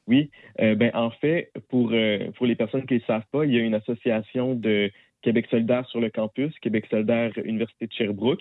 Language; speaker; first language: French; native; French